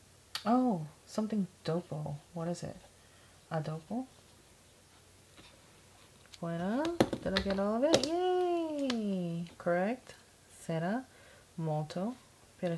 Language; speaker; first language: Italian; non-native, learner; English